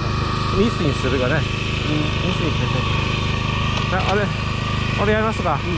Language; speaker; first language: Japanese; non-native, learner; Chinese